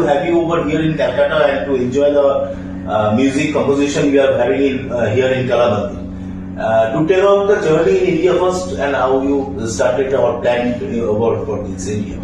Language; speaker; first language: English; non-native, local second language; Bangla